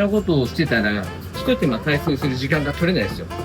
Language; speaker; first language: Japanese; native; Japanese